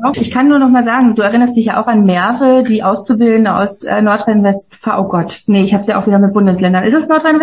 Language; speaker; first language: German; native; German